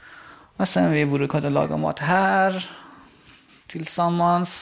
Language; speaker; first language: Swedish; non-native, learner; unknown